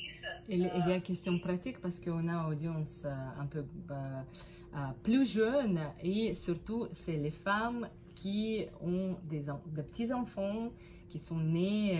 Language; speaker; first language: French; non-native, fluent; Russian